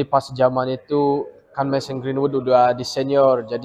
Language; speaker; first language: Indonesian; early bilingual, heritage; English